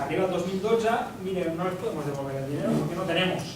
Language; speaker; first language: Spanish; non-native, local second language; Catalan